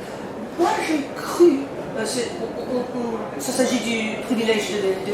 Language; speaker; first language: French; non-native, learner; English